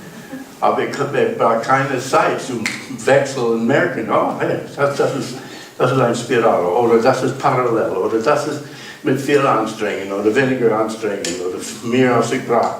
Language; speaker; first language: German; non-native, learner; English